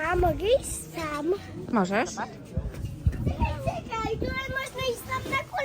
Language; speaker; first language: Polish; early bilingual, heritage; Polish